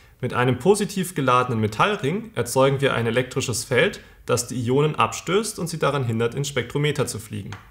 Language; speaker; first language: German; native; German